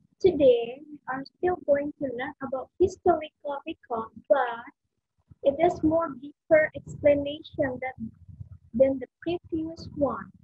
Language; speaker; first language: English; non-native, fluent; Indonesian